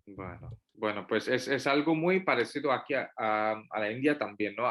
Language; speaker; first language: Spanish; non-native, fluent; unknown